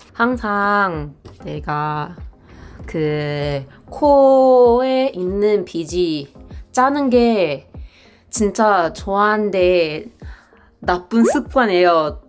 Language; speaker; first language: Korean; non-native, fluent; English